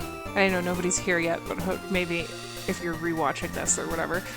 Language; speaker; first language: English; native; English